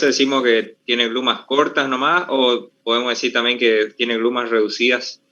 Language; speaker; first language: Spanish; native; Spanish